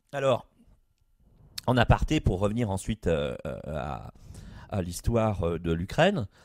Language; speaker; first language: French; native; French